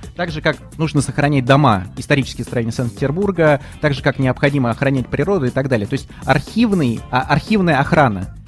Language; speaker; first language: Russian; native; Russian